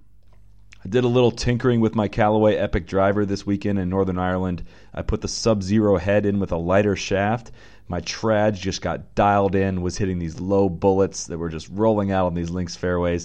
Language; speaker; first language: English; native; English